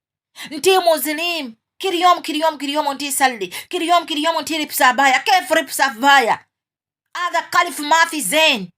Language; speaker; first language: Arabic; non-native, learner; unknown